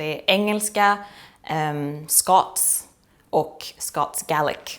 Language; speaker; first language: Swedish; native; Swedish